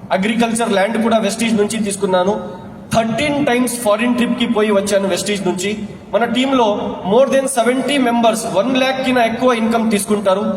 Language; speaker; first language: Telugu; non-native, local second language; Urdu